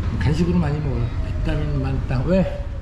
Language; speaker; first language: Korean; native; Korean